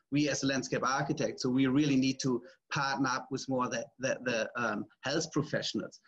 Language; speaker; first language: English; non-native, fluent; German